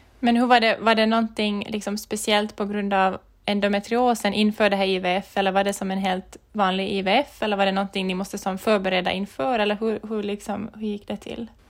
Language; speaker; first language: Swedish; native; Swedish